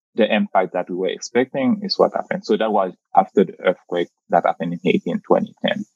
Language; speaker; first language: English; non-native, fluent; Haitian Creole